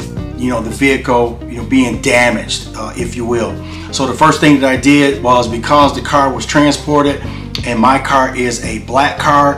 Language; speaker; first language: English; native; English